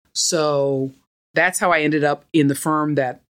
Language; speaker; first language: English; native; English